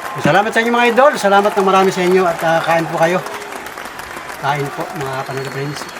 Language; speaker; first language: Filipino; native; Filipino